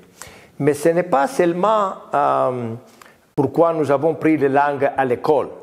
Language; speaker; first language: French; non-native, learner; Greek